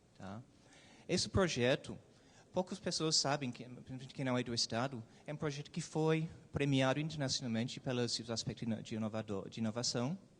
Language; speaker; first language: Portuguese; non-native, fluent; English